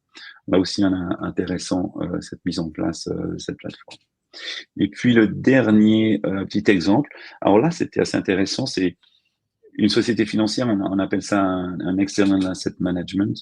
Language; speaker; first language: French; native; French